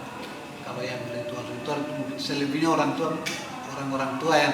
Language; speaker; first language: Indonesian; native; Indonesian